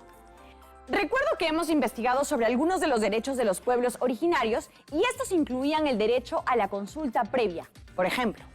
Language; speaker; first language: Spanish; native; Spanish